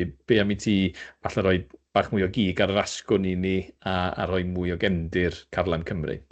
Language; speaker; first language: Welsh; native; Welsh